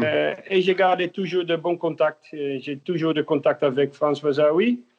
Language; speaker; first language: French; non-native, learner; Dutch